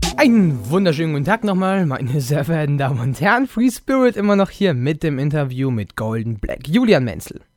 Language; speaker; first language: German; native; German